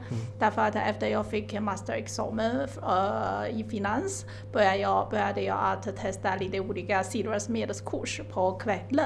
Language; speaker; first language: Swedish; non-native, fluent; Chinese